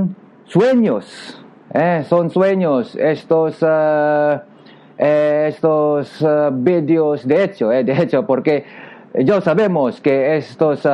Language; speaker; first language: Spanish; non-native, learner; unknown